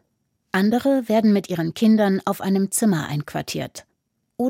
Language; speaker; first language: German; native; German